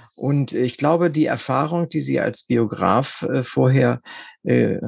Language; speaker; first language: German; native; German